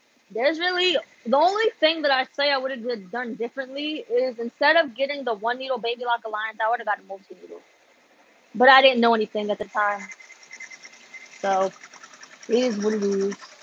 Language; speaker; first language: English; early bilingual, other home language; Spanish